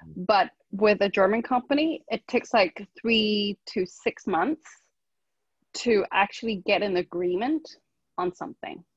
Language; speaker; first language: English; non-native, local second language; Chinese